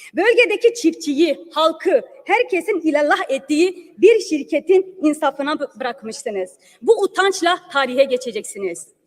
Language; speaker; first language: Turkish; non-native, local second language; Kurdish